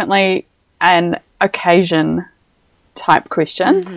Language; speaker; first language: English; native; English